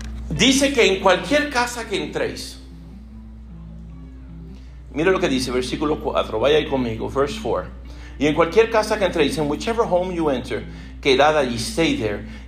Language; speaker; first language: Spanish; early bilingual, heritage; Spanish